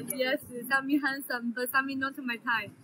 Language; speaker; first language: English; non-native, learner; Thai